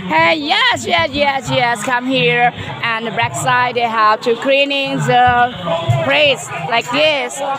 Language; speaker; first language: English; non-native, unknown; Thai